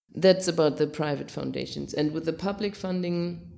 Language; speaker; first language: English; non-native, fluent; German